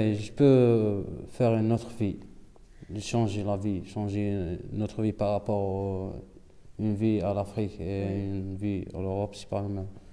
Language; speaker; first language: French; non-native, local second language; Arabic